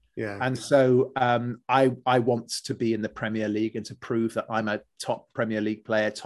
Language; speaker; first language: English; native; English